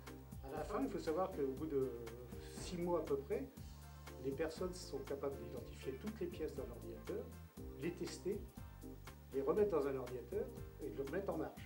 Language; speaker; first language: French; native; French